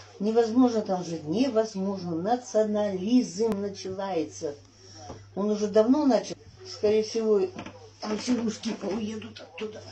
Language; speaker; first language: Russian; native; Russian